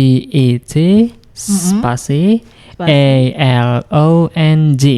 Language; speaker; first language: English; non-native, fluent; Indonesian